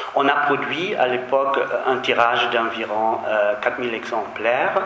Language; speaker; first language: French; non-native, fluent; German